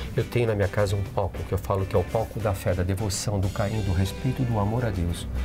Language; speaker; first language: Portuguese; early bilingual, other home language; Spanish